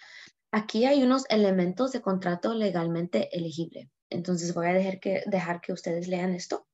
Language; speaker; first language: Spanish; early bilingual, heritage; Spanish